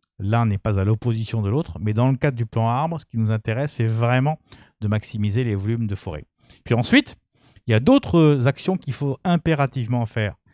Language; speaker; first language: French; native; French